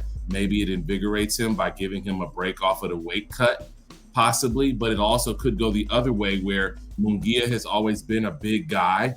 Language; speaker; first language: English; native; English